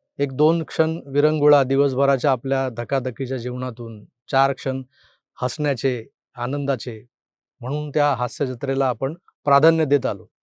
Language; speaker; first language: Marathi; native; Marathi